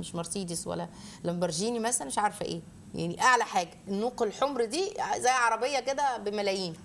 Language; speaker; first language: Arabic; native; Arabic